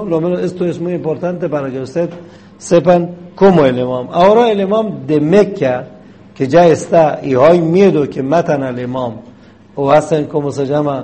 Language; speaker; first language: Spanish; non-native, fluent; Persian